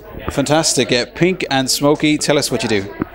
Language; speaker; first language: English; native; English